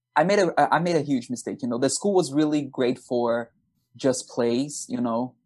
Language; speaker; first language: English; non-native, fluent; Portuguese